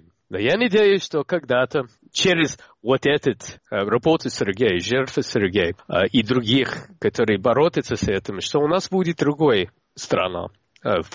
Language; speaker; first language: Russian; non-native, fluent; English